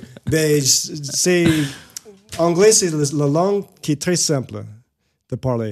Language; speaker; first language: French; non-native, fluent; English